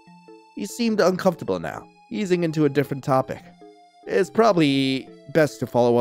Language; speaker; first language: English; native; English